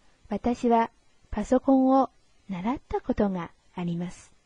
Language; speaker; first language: Japanese; non-native, fluent; Chinese